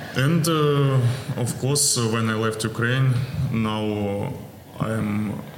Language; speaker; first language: English; non-native, learner; Ukrainian